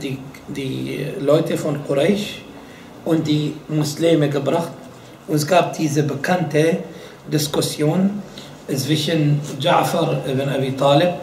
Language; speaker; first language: German; non-native, fluent; Arabic